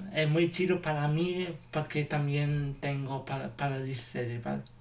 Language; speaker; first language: Spanish; non-native, learner; German